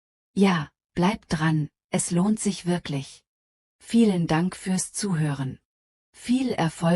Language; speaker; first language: German; non-native, fluent; Polish